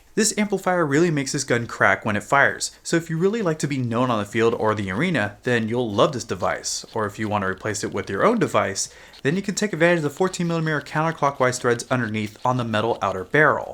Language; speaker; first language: English; native; English